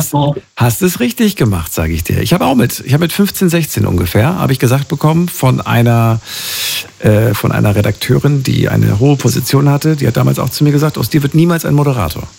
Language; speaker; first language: German; native; German